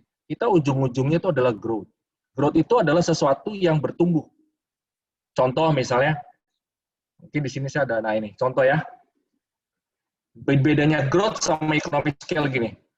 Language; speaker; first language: Indonesian; native; Indonesian